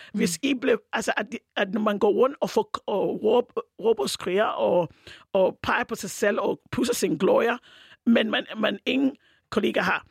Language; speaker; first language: Danish; non-native, fluent; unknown